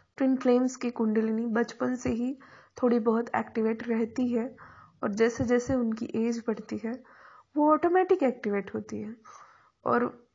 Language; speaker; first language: Hindi; non-native, local second language; Marathi